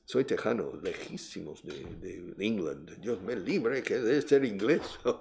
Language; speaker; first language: Spanish; non-native, fluent; English